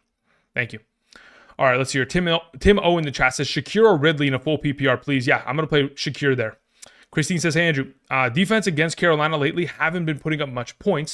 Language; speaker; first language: English; native; English